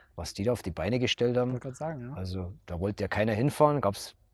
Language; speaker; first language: German; native; German